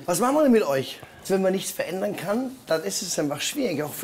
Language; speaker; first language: German; native; German